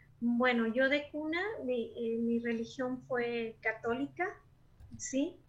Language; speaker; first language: Spanish; native; Spanish